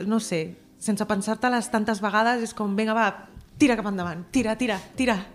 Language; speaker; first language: Catalan; native; Catalan